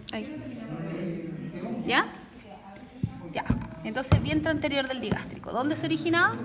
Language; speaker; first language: Spanish; native; Spanish